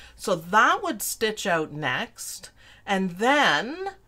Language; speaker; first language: English; native; English